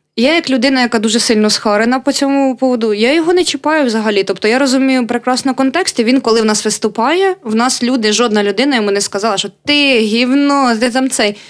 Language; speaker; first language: Ukrainian; native; Ukrainian